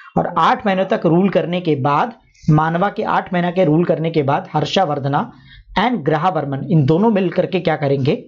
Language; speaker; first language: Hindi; non-native, local second language; Urdu